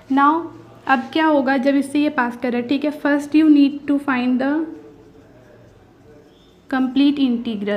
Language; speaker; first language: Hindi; native; Hindi